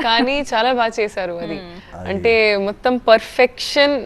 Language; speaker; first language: Telugu; non-native, fluent; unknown